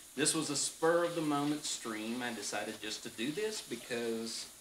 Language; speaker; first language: English; native; English